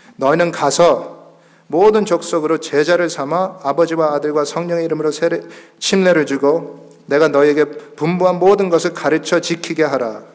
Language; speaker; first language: Korean; early bilingual, heritage; Korean